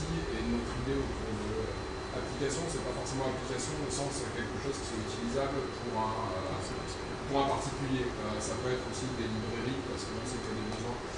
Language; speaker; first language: French; native; French